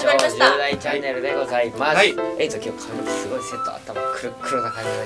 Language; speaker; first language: Japanese; native; Japanese